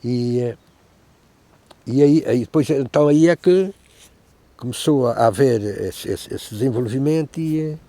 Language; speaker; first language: Portuguese; native; Portuguese